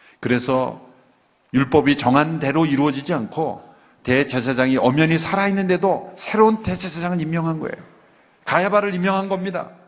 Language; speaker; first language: Korean; native; Korean